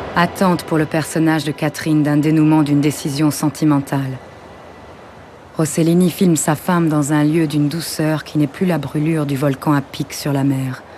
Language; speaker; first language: French; native; French